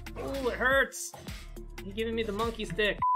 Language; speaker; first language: English; native; English